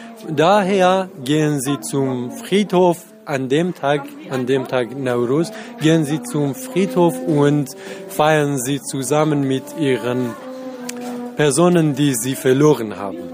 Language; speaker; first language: German; non-native, fluent; Central Kurdish